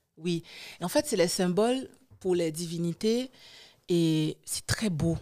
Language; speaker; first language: French; non-native, local second language; Haitian Creole